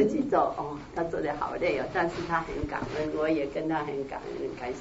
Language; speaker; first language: Chinese; native; Chinese